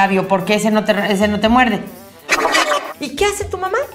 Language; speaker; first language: Spanish; native; Spanish